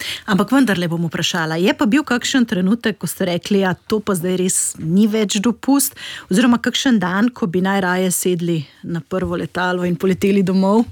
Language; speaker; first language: Slovenian; native; Slovenian